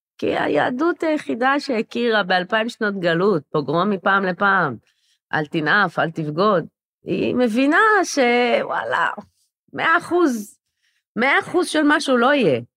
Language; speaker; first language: Hebrew; native; Hebrew